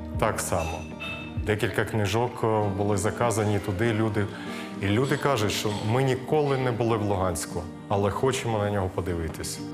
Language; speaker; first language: Ukrainian; non-native, local second language; Russian